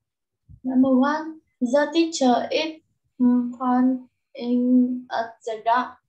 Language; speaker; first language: English; non-native, learner; Vietnamese